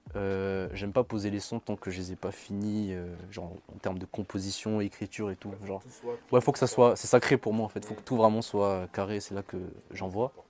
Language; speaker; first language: French; non-native, local second language; Malagasy